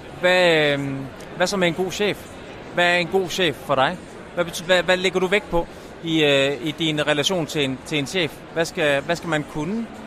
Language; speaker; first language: Danish; native; Danish